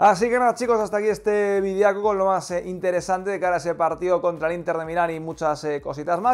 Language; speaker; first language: Spanish; native; Spanish